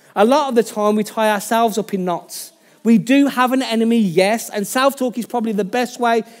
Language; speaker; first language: English; native; English